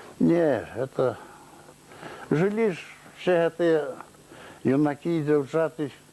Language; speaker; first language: Belarusian; native; Belarusian